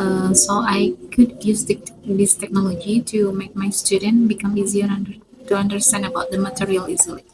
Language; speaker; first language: English; non-native, fluent; Indonesian